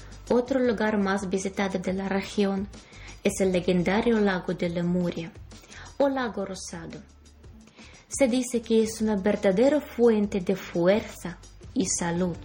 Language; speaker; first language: Spanish; non-native, fluent; Ukrainian